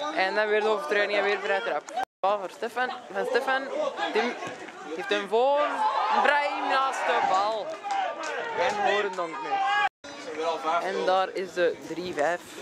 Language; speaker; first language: Dutch; native; Dutch